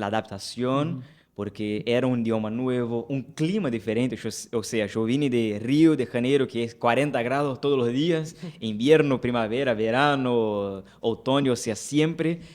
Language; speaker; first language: Spanish; non-native, fluent; Portuguese